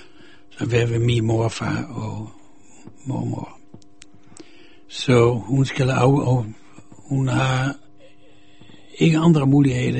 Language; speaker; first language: Danish; non-native, fluent; Dutch